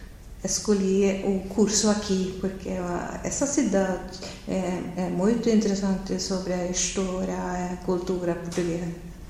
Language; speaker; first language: Portuguese; non-native, learner; Norwegian